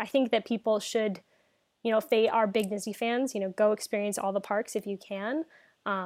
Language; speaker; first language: English; native; English